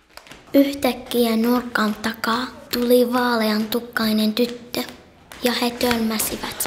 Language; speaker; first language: Finnish; non-native, learner; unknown